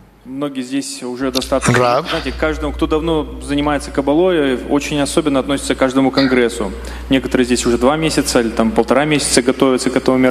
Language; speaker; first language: Russian; native; Russian